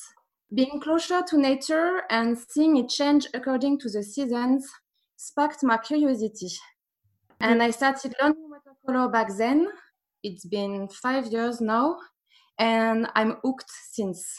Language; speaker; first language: English; non-native, fluent; French